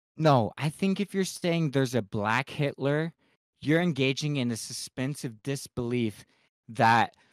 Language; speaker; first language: English; native; English